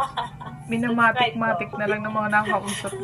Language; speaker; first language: Filipino; native; Filipino